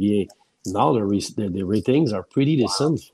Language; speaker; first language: English; non-native, fluent; French